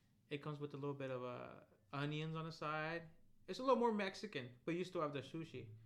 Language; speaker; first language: English; early bilingual, other home language; Spanish